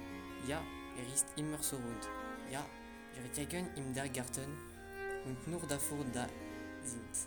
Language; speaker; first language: German; non-native, learner; French